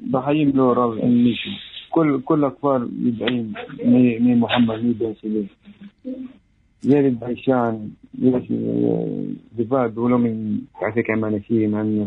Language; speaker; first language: Hebrew; non-native, local second language; Arabic